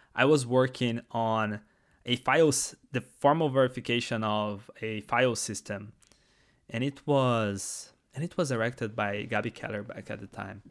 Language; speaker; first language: English; non-native, fluent; Portuguese